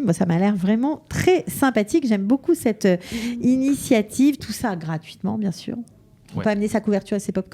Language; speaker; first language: French; native; French